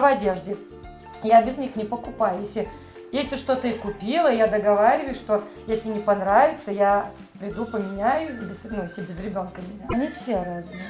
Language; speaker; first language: Russian; native; Russian